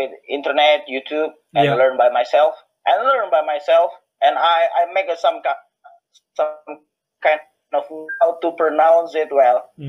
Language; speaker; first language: English; non-native, fluent; Indonesian